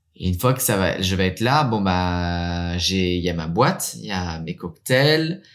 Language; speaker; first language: French; early bilingual, heritage; French